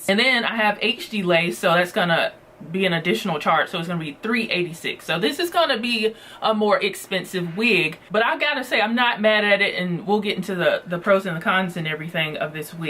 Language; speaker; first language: English; native; English